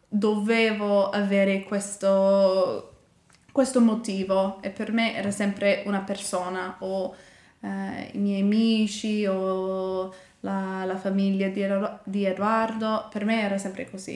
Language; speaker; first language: Italian; non-native, learner; English